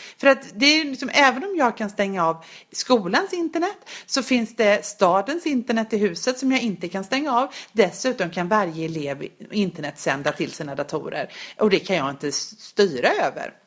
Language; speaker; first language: Swedish; native; Swedish